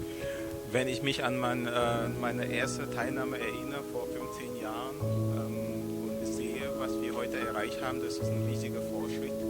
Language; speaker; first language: German; non-native, fluent; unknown